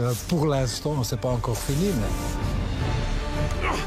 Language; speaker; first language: French; non-native, local second language; Dutch